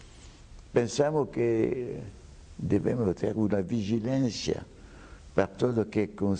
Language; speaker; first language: Spanish; non-native, fluent; French